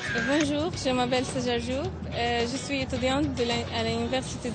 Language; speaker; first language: French; non-native, learner; Arabic